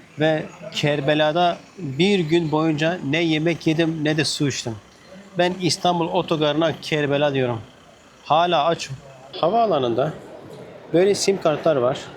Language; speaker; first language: Turkish; native; Turkish